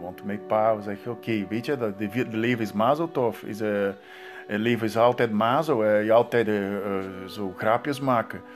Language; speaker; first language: Dutch; non-native, learner; Portuguese